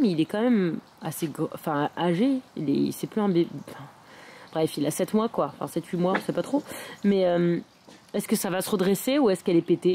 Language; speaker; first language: French; native; French